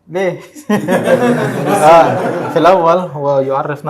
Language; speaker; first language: Arabic; non-native, fluent; Indonesian